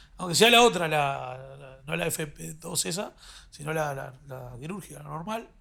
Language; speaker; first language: Spanish; native; Spanish